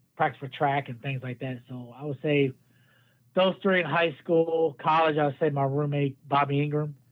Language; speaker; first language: English; native; English